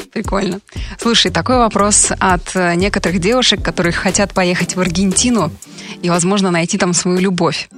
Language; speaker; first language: Russian; native; Russian